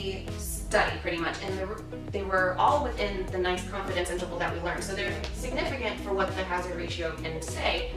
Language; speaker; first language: English; native; English